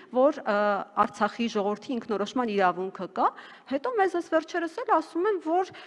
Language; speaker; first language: Armenian; native; Armenian